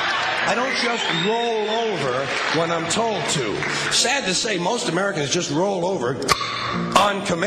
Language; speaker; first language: English; native; English